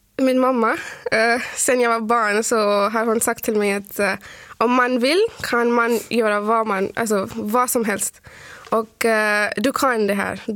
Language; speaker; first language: Swedish; non-native, fluent; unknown